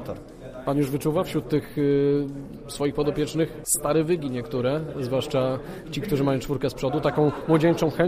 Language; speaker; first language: Polish; native; Polish